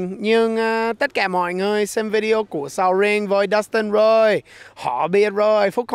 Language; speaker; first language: Vietnamese; non-native, learner; English